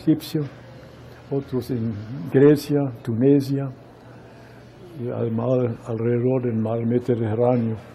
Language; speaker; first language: Spanish; non-native, fluent; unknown